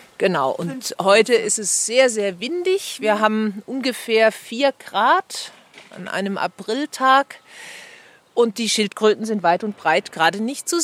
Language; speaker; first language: German; native; German